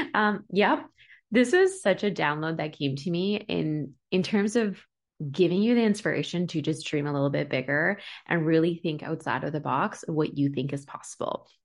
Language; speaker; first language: English; early bilingual, other home language; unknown